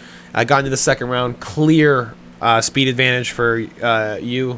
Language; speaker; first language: English; native; English